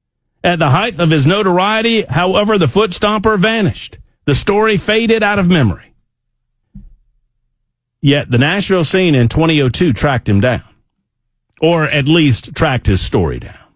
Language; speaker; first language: English; native; English